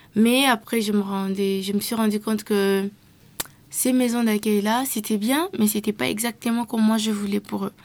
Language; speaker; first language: French; non-native, local second language; Lingala